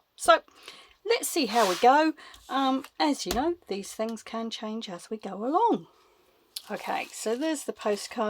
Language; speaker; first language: English; native; English